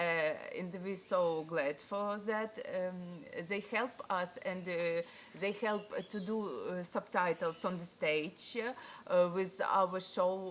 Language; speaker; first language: English; non-native, learner; Ukrainian